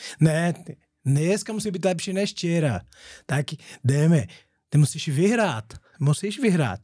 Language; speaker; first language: Czech; non-native, learner; Portuguese